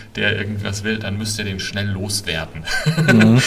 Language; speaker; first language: German; native; German